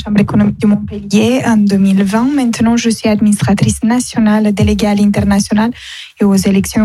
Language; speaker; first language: French; non-native, fluent; Romanian